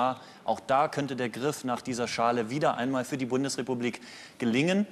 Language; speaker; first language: German; native; German